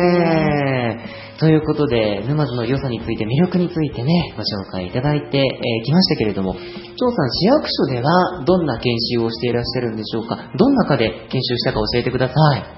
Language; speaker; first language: Japanese; native; Japanese